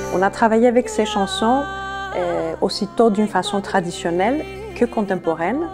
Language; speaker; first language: French; non-native, fluent; Greek